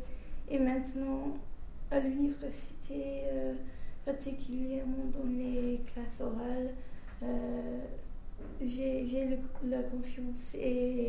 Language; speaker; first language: French; non-native, fluent; English